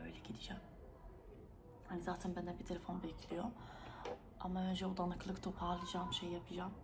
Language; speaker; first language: Turkish; non-native, fluent; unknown